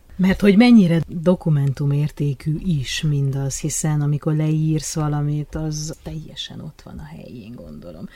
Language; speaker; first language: Hungarian; native; Hungarian